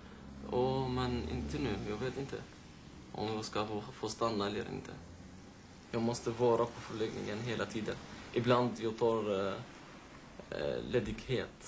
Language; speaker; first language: Swedish; non-native, learner; Arabic